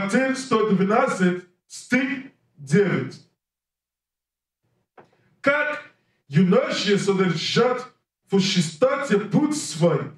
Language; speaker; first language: Russian; non-native, learner; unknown